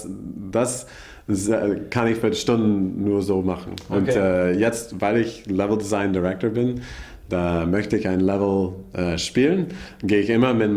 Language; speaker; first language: German; non-native, learner; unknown